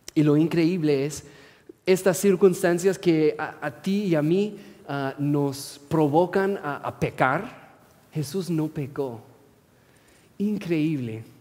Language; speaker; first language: Spanish; non-native, fluent; English